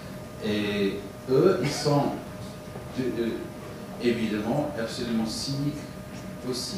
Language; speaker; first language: French; non-native, fluent; English